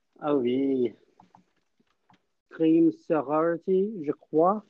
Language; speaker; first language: French; non-native, learner; English